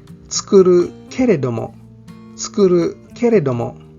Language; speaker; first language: Japanese; non-native, fluent; English